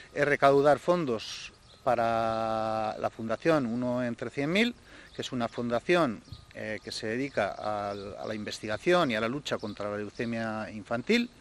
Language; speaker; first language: Spanish; native; Spanish